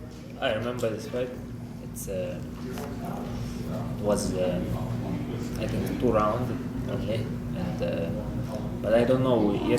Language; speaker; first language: English; non-native, learner; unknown